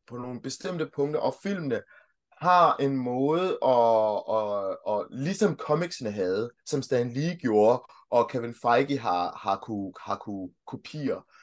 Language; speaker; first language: Danish; early bilingual, other home language; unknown